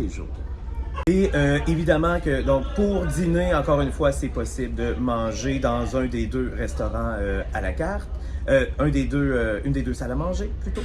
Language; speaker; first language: French; native; French